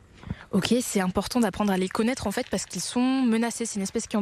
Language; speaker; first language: French; native; French